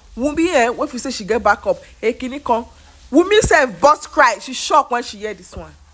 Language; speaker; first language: Nigerian Pidgin; non-native, local second language; Yoruba